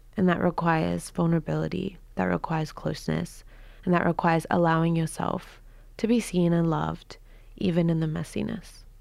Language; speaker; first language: English; native; English